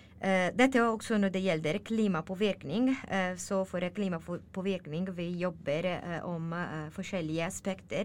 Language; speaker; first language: Norwegian; non-native, learner; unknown